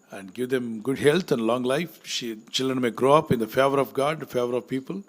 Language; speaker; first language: English; non-native, local second language; Telugu